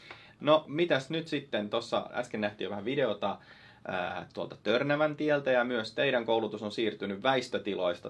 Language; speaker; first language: Finnish; native; Finnish